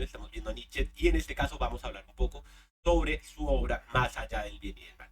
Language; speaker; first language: Spanish; native; Spanish